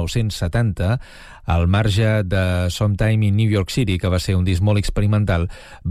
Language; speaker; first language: Catalan; native; Catalan